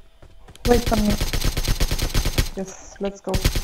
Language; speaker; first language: English; non-native, fluent; Polish